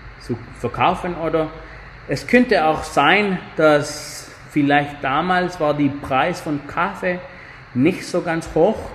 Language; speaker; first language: German; non-native, fluent; Spanish